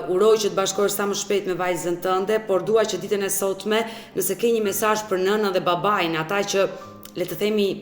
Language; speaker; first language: Albanian; native; Albanian